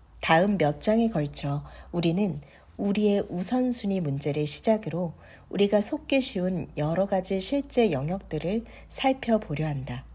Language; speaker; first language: Korean; native; Korean